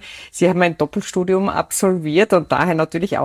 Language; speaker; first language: German; native; German